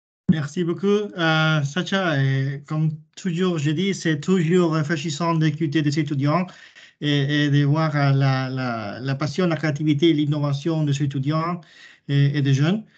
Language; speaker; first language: French; non-native, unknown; Spanish